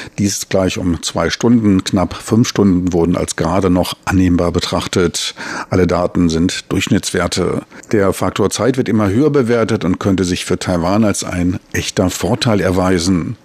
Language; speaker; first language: German; native; German